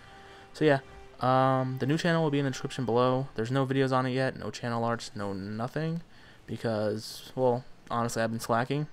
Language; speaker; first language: English; native; English